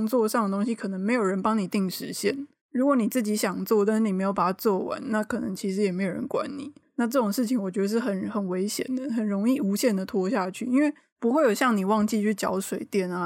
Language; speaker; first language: Chinese; native; Chinese